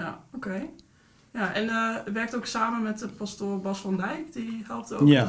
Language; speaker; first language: Dutch; native; Dutch